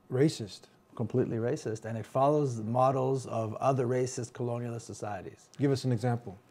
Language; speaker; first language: English; non-native, fluent; Hebrew